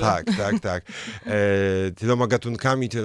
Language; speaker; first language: Polish; native; Polish